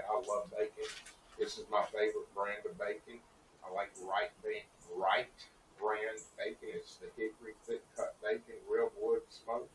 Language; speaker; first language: English; native; English